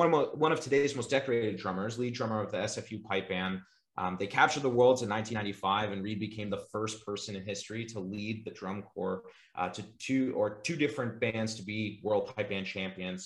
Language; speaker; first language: English; native; English